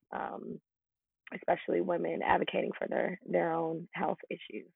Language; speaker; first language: English; native; English